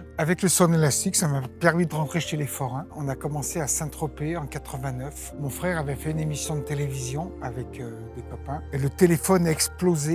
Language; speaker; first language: French; native; French